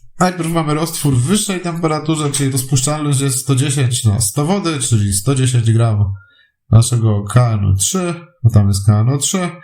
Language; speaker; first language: Polish; native; Polish